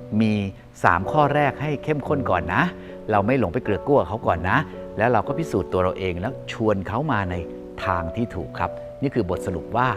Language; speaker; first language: Thai; native; Thai